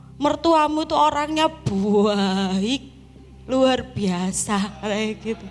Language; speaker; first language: Indonesian; non-native, local second language; Javanese